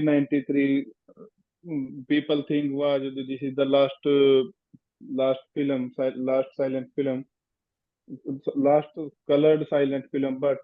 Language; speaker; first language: English; non-native, learner; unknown